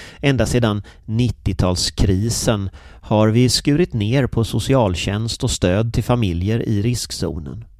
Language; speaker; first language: Swedish; native; Swedish